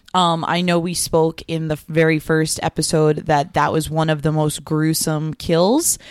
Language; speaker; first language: English; native; English